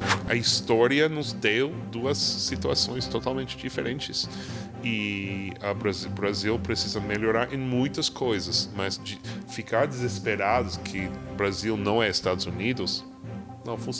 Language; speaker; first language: Portuguese; non-native, fluent; English